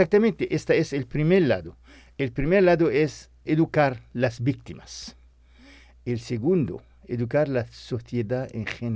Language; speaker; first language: Spanish; non-native, fluent; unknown